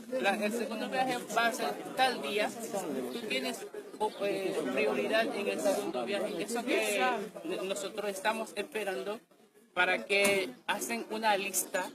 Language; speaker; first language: Spanish; non-native, fluent; Haitian Creole